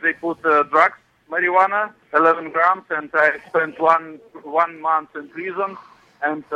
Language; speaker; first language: English; non-native, learner; Russian